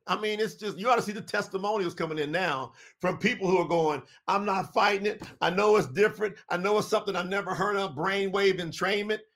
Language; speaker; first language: English; native; English